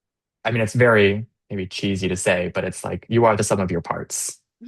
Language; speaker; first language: English; native; English